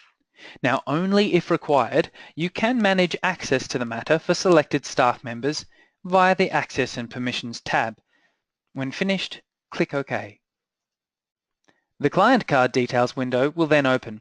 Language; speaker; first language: English; native; English